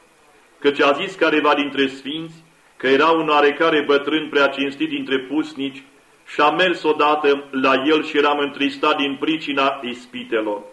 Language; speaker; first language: Romanian; native; Romanian